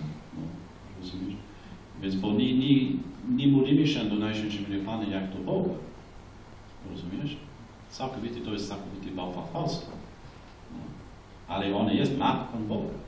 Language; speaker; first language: Polish; non-native, fluent; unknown